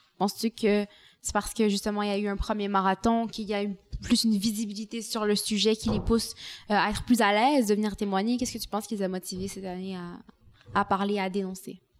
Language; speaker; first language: French; native; French